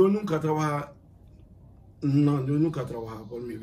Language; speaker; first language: Spanish; non-native, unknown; Haitian Creole